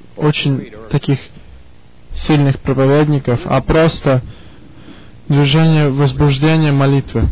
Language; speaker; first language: Russian; early bilingual, heritage; Russian